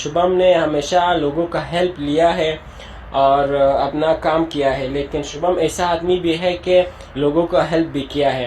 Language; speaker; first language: Hindi; non-native, learner; Persian